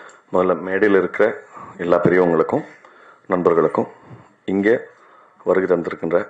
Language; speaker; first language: Tamil; native; Tamil